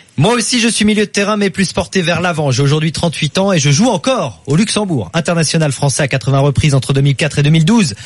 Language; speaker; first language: French; native; French